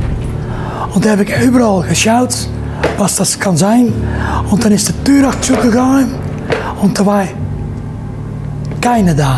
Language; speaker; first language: German; non-native, learner; Dutch